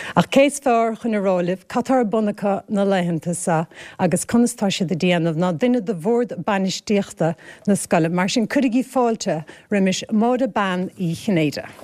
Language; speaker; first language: Irish; native; Irish